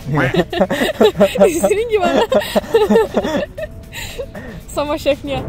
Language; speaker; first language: Indonesian; non-native, fluent; Turkish